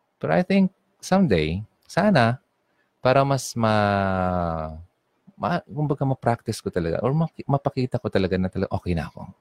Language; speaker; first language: Filipino; non-native, local second language; Bikol